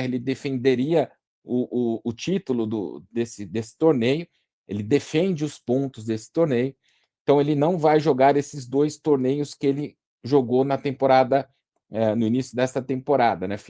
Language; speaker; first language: Portuguese; native; Portuguese